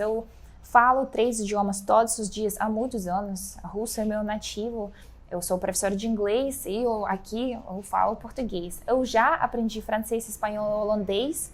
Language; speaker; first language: Portuguese; non-native, fluent; Russian